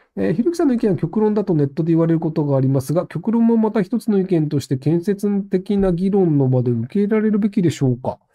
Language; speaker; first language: Japanese; native; Japanese